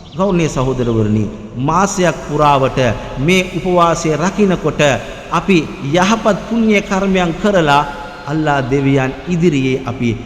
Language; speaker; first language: Sinhala; non-native, local second language; Tamil